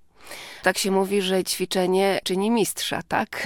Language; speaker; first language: Polish; native; Polish